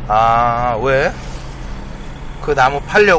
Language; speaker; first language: Korean; native; Korean